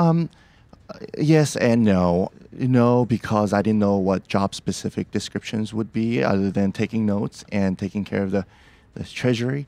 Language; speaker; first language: English; early bilingual, other home language; Korean